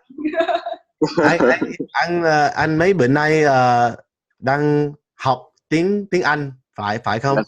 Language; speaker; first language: Vietnamese; non-native, learner; English